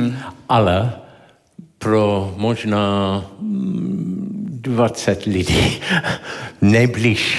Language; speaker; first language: Czech; non-native, learner; English